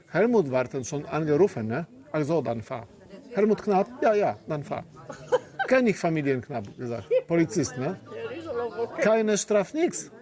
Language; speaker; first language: German; non-native, learner; Polish